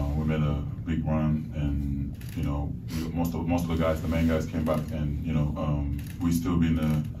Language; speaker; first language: English; non-native, fluent; Japanese